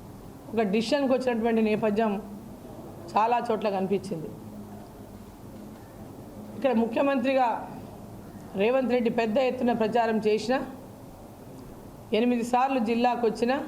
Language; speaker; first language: Telugu; native; Telugu